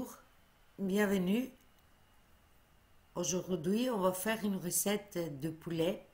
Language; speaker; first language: French; non-native, fluent; Greek